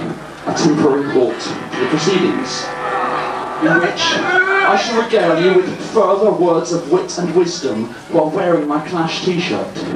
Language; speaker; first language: English; native; English